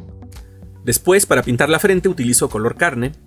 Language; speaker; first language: Spanish; native; Spanish